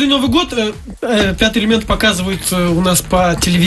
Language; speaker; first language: Russian; native; Russian